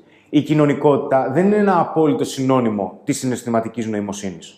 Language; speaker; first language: Greek; native; Greek